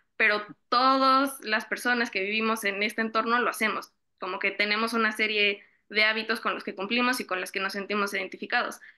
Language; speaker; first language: Spanish; native; Spanish